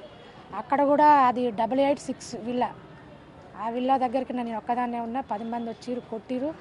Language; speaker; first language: Telugu; native; Telugu